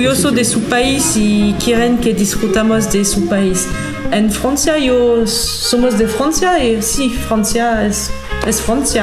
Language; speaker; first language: Spanish; non-native, learner; French